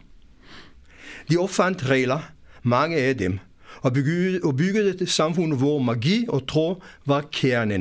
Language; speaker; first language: Danish; non-native, fluent; Hebrew